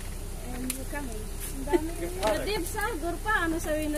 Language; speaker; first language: Arabic; non-native, learner; Filipino